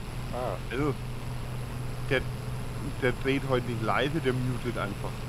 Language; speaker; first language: German; native; German